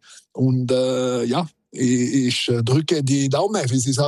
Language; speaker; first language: German; non-native, learner; French